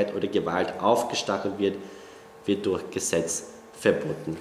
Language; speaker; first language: German; non-native, fluent; English